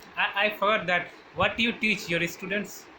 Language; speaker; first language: English; non-native, learner; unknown